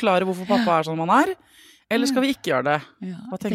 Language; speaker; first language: Norwegian; native; Norwegian